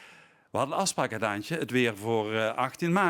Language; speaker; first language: Dutch; native; Dutch